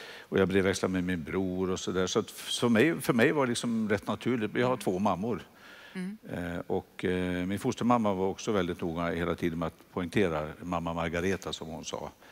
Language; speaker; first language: Swedish; native; Swedish